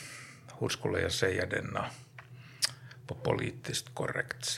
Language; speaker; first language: Swedish; non-native, learner; Finnish